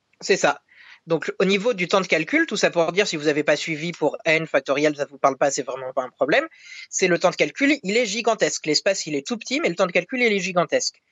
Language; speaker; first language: French; native; French